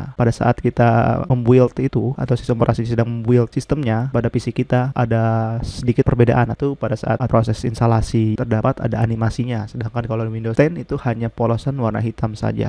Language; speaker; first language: Indonesian; native; Indonesian